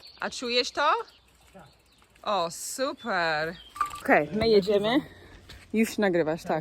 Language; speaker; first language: Polish; non-native, learner; English